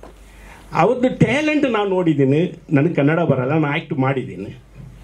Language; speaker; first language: Kannada; non-native, learner; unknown